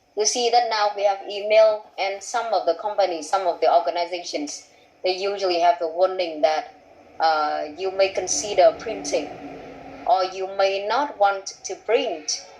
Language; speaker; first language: English; non-native, fluent; Vietnamese